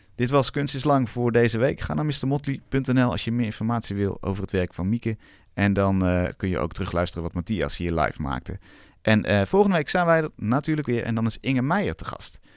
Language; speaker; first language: Dutch; native; Dutch